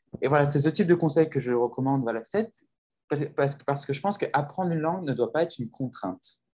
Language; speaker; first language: French; native; French